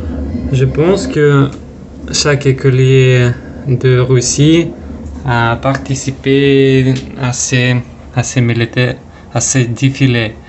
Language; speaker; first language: French; non-native, fluent; Russian